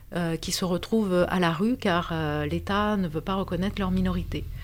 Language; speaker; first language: French; non-native, fluent; Romanian